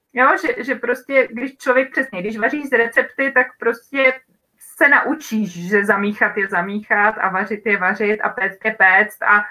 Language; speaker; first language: Czech; native; Czech